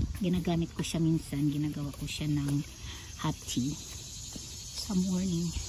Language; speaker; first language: Filipino; non-native, local second language; Cebuano